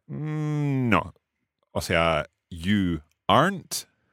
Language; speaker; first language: English; native; English